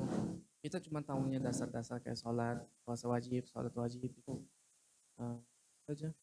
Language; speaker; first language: Indonesian; non-native, fluent; Uzbek